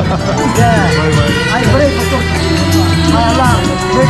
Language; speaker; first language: English; non-native, learner; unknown